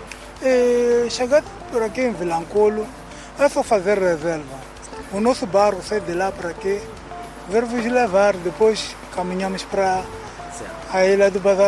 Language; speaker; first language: Portuguese; non-native, local second language; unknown